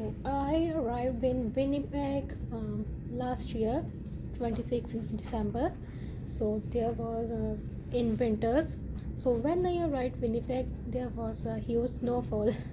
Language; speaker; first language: English; non-native, fluent; Punjabi